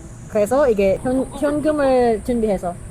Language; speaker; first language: Korean; non-native, learner; Indonesian